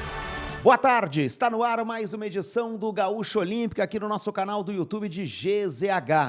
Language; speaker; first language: Portuguese; native; Portuguese